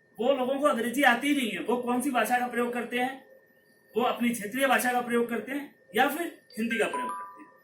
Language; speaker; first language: Hindi; non-native, local second language; Punjabi